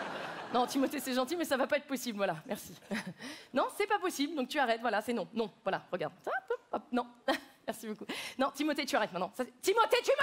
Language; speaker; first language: French; native; French